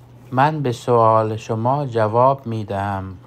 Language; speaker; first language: Persian; non-native, fluent; Urdu